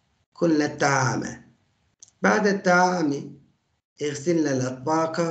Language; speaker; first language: Arabic; non-native, fluent; Turkish